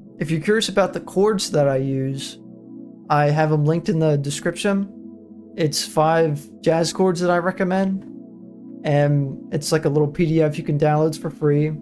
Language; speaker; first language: English; native; English